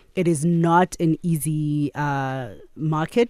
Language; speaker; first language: English; non-native, local second language; Zulu